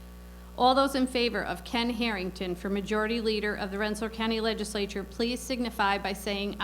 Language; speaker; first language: English; native; English